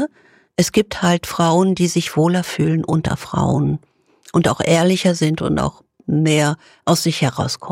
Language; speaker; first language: German; native; German